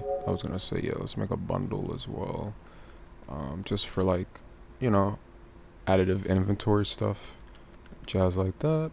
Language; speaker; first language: English; native; English